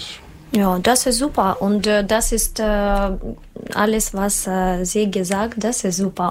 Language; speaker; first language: German; non-native, learner; Russian